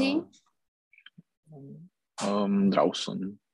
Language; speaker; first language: German; non-native, learner; Czech